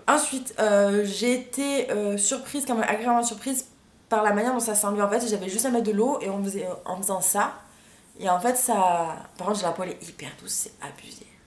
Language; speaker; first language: French; native; French